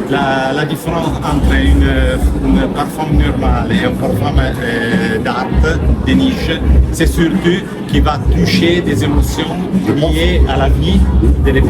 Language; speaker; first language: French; non-native, learner; Italian